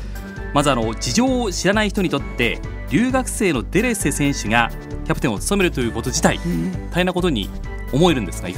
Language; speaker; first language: Japanese; native; Japanese